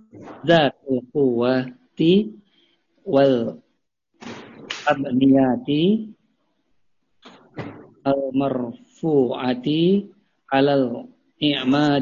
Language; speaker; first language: Arabic; non-native, learner; Indonesian